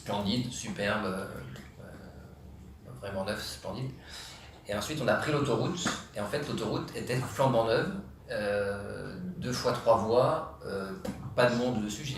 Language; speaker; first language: French; native; French